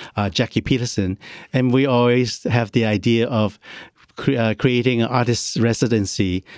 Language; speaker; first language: English; non-native, local second language; Cantonese